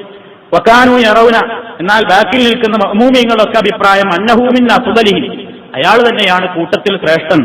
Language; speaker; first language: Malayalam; native; Malayalam